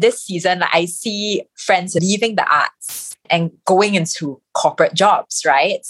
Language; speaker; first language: English; native; English